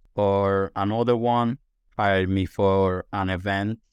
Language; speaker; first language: English; non-native, fluent; Italian